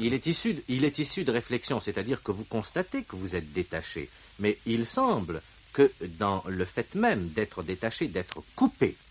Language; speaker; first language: French; native; French